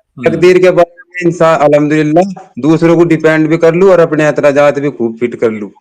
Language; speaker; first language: Urdu; native; Urdu